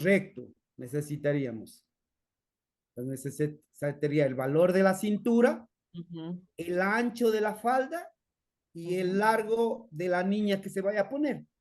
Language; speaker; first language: Spanish; native; Spanish